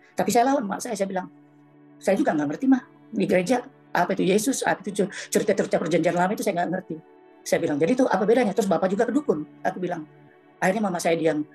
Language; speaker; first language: Indonesian; native; Indonesian